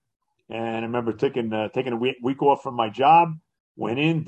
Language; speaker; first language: English; native; English